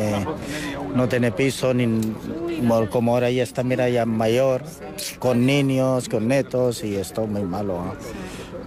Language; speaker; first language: Spanish; non-native, learner; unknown